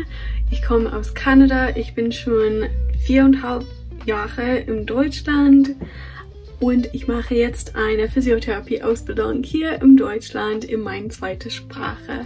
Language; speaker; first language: German; non-native, fluent; English